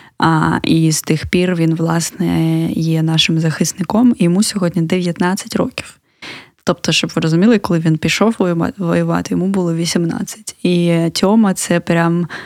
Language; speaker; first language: Ukrainian; native; Ukrainian